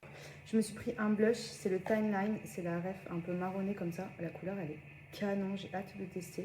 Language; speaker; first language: French; native; French